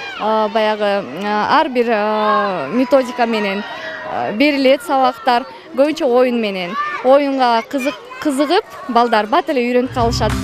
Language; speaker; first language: Kyrgyz; non-native, local second language; Russian